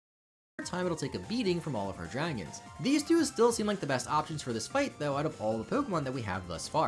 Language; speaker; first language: English; native; English